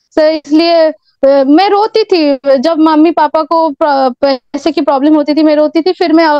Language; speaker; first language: Hindi; non-native, local second language; Bangla